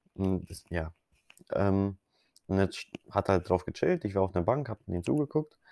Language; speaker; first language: German; early bilingual, other home language; Polish